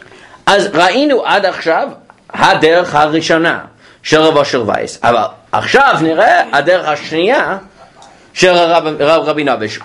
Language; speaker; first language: Hebrew; non-native, fluent; English